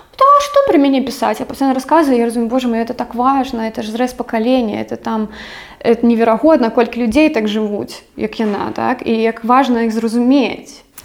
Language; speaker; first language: Belarusian; non-native, local second language; Russian